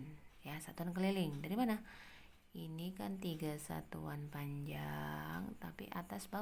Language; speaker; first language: Indonesian; native; Indonesian